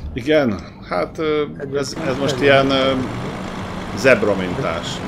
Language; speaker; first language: Hungarian; native; Hungarian